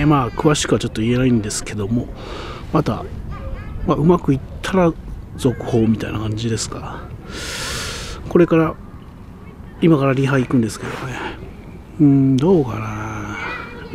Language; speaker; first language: Japanese; native; Japanese